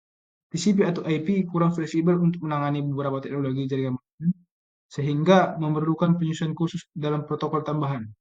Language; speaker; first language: Indonesian; native; Indonesian